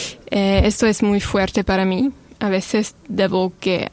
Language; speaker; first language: Spanish; non-native, learner; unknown